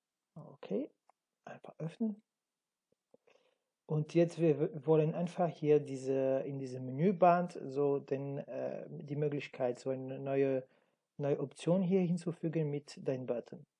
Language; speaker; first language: German; non-native, learner; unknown